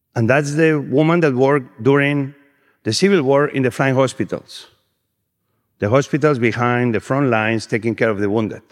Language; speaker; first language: English; non-native, fluent; Spanish